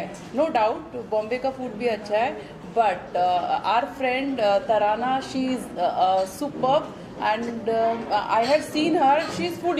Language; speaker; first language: Hindi; native; Hindi